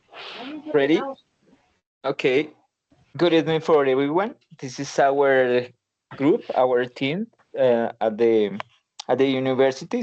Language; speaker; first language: English; non-native, learner; Spanish